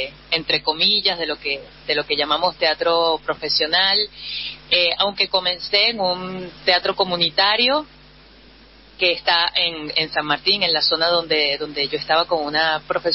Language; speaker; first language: Spanish; native; Spanish